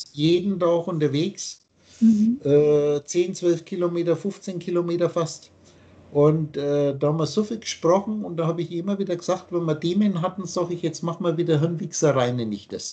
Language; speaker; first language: German; native; German